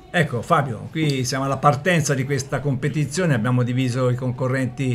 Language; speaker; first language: Italian; native; Italian